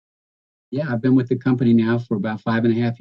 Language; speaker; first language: English; native; English